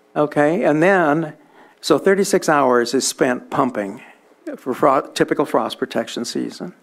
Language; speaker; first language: English; native; English